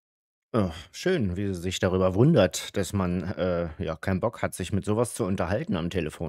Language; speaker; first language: German; native; German